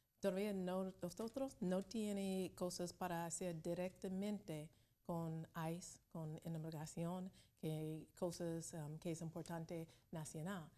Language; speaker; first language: Spanish; non-native, learner; English